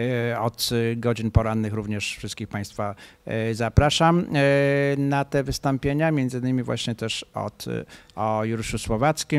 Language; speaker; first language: Polish; native; Polish